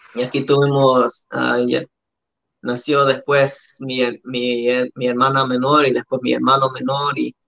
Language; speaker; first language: Spanish; early bilingual, other home language; English